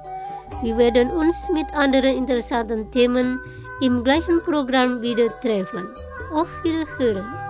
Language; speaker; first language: German; non-native, fluent; Indonesian